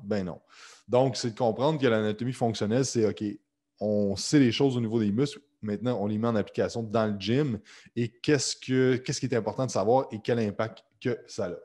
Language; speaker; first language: French; native; French